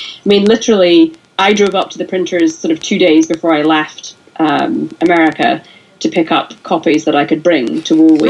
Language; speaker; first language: English; native; English